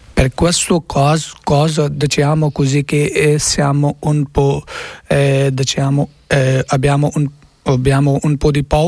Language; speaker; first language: Italian; non-native, learner; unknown